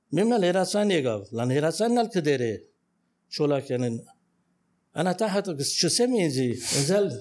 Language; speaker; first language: Armenian; early bilingual, heritage; Armenian